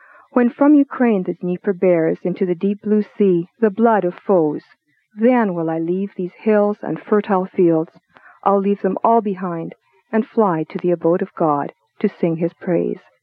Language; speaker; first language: English; native; English